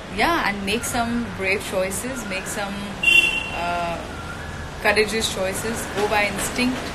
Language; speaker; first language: English; non-native, local second language; Hindi